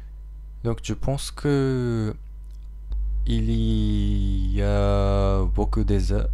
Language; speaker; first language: French; non-native, learner; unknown